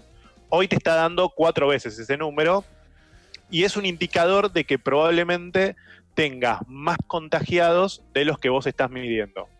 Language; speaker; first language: Spanish; native; Spanish